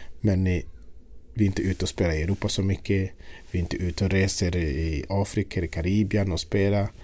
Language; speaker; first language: Swedish; non-native, fluent; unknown